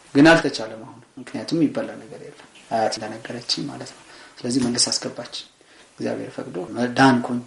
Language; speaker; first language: Amharic; non-native, local second language; Tigrinya